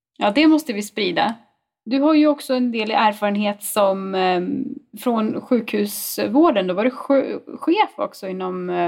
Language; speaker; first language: Swedish; native; Swedish